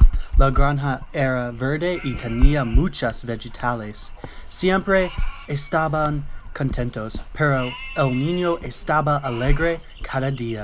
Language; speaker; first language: Spanish; non-native, learner; English